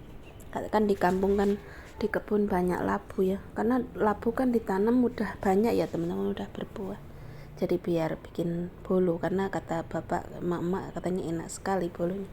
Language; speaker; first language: Indonesian; native; Indonesian